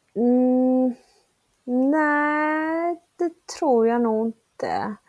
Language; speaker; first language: Swedish; early bilingual, other home language; Spanish